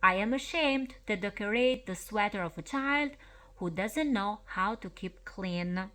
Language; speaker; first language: English; non-native, fluent; Albanian